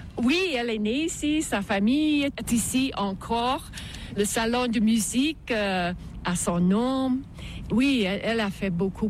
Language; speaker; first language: French; non-native, learner; English